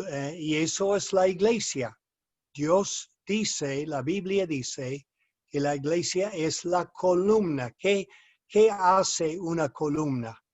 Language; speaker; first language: Spanish; non-native, fluent; English